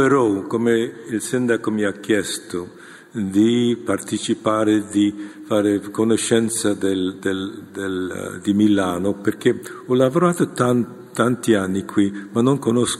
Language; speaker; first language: Italian; non-native, fluent; Korean